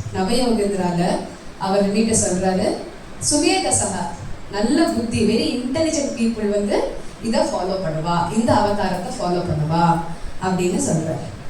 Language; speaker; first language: Tamil; early bilingual, heritage; Tamil